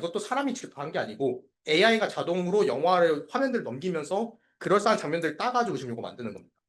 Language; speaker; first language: Korean; native; Korean